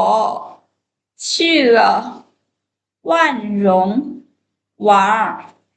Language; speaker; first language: Chinese; non-native, fluent; Lao